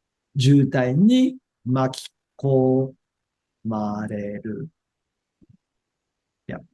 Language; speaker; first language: Japanese; non-native, fluent; English